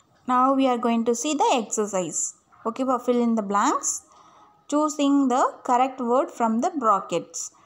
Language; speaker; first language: English; non-native, local second language; Tamil